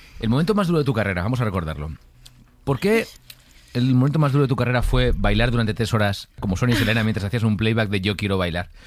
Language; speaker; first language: Spanish; native; Spanish